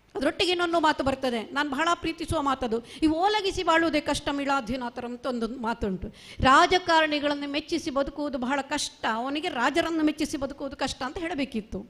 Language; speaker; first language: Kannada; non-native, local second language; Marathi